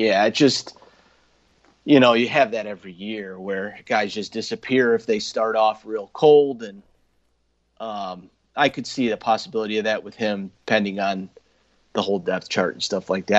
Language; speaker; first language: English; native; English